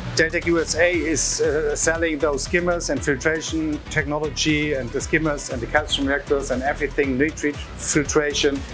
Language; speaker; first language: English; non-native, fluent; German